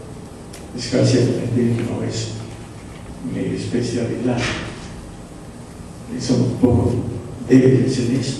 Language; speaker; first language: Spanish; non-native, fluent; English